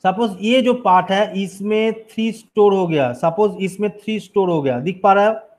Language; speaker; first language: Hindi; non-native, local second language; Bangla